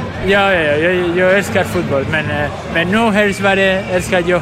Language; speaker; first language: Swedish; non-native, learner; Spanish